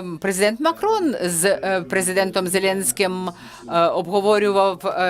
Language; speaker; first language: Ukrainian; non-native, fluent; French